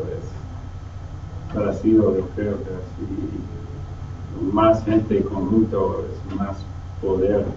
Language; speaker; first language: Spanish; non-native, learner; English